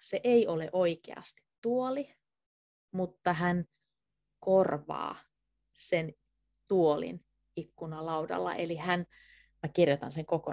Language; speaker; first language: Finnish; native; Finnish